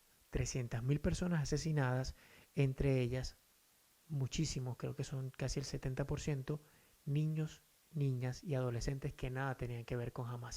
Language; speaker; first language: Spanish; native; Spanish